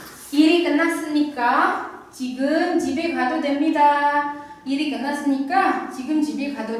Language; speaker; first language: Korean; non-native, fluent; Indonesian